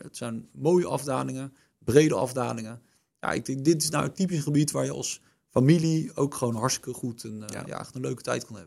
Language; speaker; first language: Dutch; native; Dutch